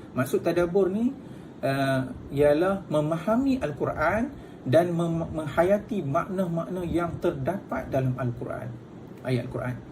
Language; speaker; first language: Malay; native; Malay